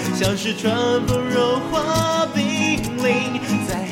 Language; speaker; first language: Chinese; native; Chinese